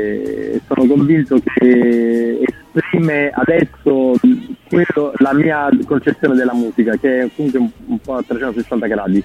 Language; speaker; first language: Italian; native; Italian